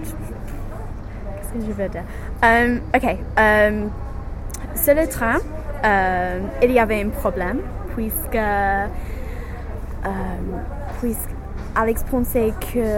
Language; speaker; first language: French; non-native, learner; English